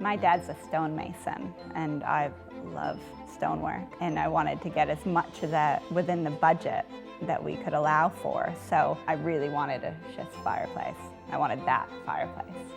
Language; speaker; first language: English; native; English